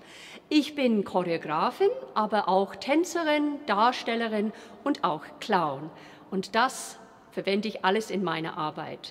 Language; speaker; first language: German; non-native, fluent; English